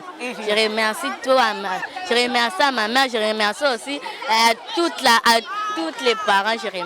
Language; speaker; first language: French; non-native, local second language; Lingala